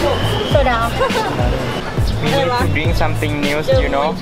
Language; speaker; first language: English; non-native, learner; Thai